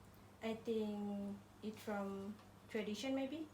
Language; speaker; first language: English; non-native, local second language; Malay